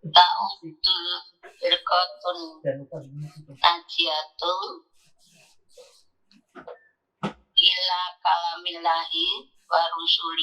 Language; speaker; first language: Arabic; non-native, learner; Indonesian